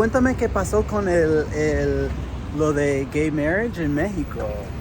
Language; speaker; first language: Spanish; non-native, fluent; English